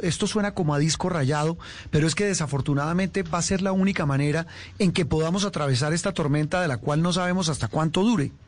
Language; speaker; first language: Spanish; native; Spanish